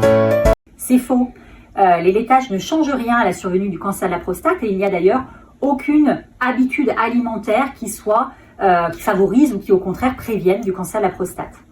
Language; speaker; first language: French; native; French